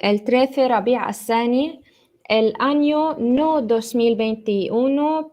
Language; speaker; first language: Spanish; non-native, learner; Arabic